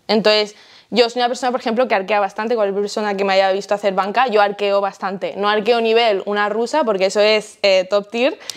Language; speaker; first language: Spanish; early bilingual, heritage; Spanish